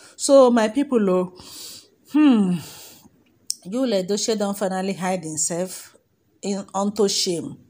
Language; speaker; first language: Nigerian Pidgin; native; Nigerian Pidgin